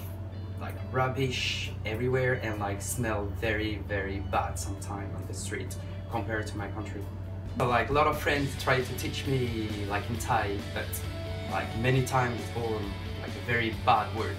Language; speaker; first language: English; non-native, fluent; French